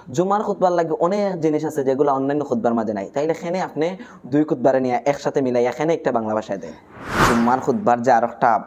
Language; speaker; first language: Bangla; non-native, local second language; Sylheti